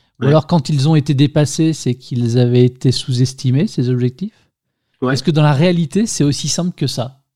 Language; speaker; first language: French; native; French